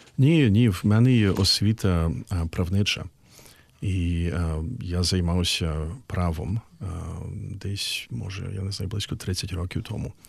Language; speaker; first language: Ukrainian; early bilingual, heritage; Ukrainian